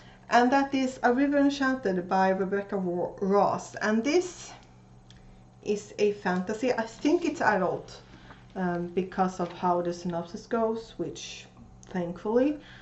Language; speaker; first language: English; non-native, fluent; Swedish